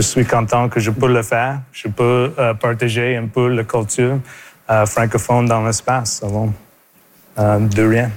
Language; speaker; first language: French; non-native, local second language; English